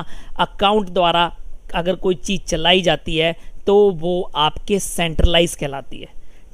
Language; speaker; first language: Hindi; native; Hindi